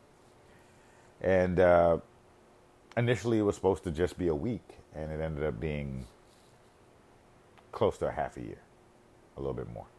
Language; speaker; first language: English; native; English